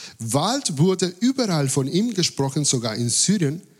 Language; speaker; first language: German; non-native, fluent; Spanish